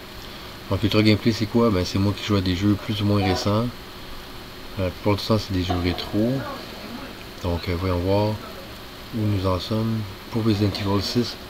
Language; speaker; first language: French; native; French